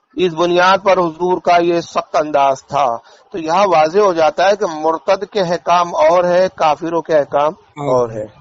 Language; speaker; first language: Urdu; native; Urdu